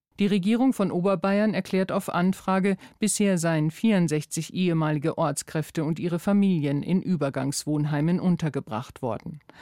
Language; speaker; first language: German; native; German